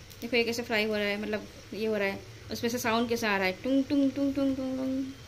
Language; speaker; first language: Hindi; native; Hindi